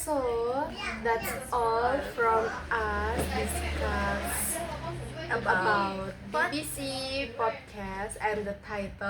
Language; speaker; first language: English; non-native, learner; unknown